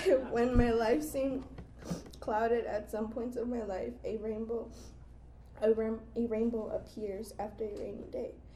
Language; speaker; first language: English; early bilingual, other home language; Spanish